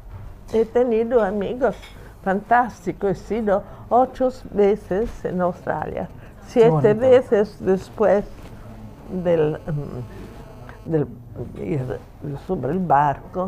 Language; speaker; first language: Spanish; non-native, fluent; Italian